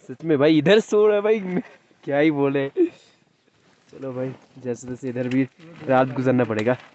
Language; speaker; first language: Hindi; non-native, local second language; Bangla